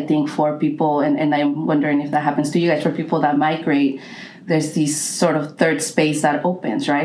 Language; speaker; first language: English; non-native, fluent; Spanish